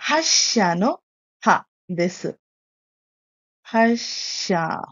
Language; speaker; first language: Japanese; non-native, learner; Marathi